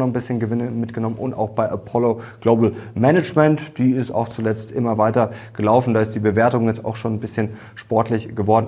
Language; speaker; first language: German; native; German